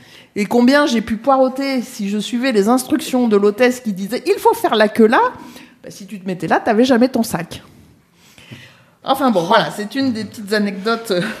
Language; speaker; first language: French; native; French